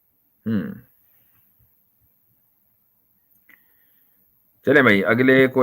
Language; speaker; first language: Hindi; native; Hindi